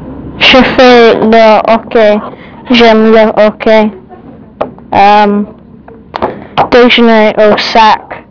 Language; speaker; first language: French; non-native, learner; English